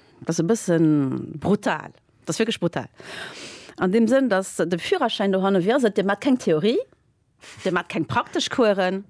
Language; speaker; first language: Luxembourgish; early bilingual, other home language; Spanish